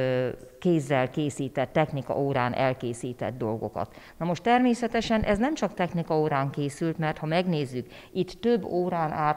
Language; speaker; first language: Hungarian; native; Hungarian